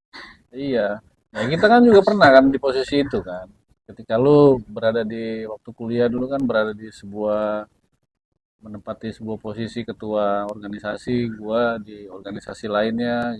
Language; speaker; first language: Indonesian; native; Indonesian